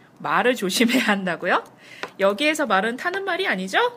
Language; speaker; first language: Korean; native; Korean